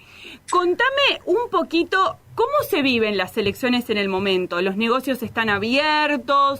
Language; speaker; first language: Spanish; native; Spanish